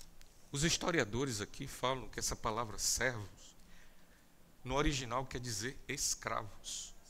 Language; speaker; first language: Portuguese; native; Portuguese